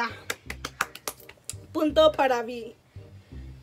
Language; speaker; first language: Spanish; early bilingual, heritage; Spanish